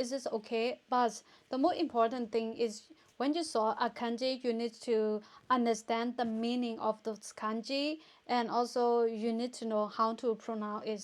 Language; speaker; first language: English; non-native, fluent; Burmese